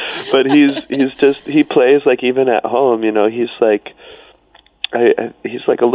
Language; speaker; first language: English; native; English